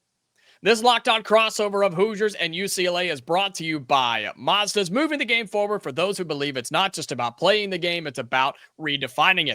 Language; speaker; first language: English; native; English